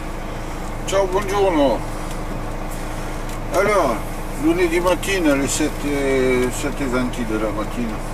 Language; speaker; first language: Italian; non-native, fluent; French